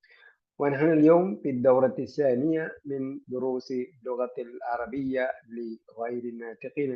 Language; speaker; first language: Arabic; non-native, fluent; Malayalam